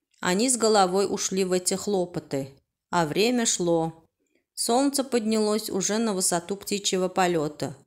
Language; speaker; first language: Russian; non-native, local second language; Turkmen